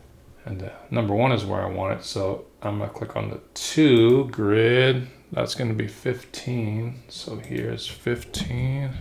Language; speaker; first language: English; native; English